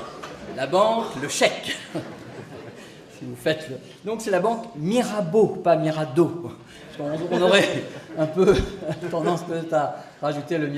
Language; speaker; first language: French; native; French